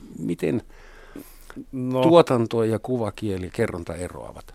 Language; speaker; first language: Finnish; non-native, fluent; German